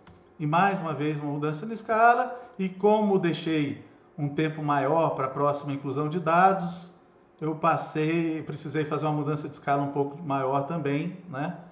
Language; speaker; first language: Portuguese; native; Portuguese